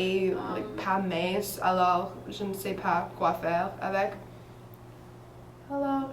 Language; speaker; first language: French; non-native, fluent; English